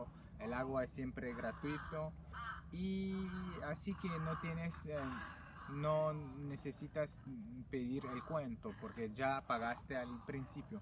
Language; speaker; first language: Spanish; non-native, fluent; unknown